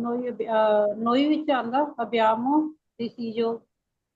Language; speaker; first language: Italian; non-native, learner; Punjabi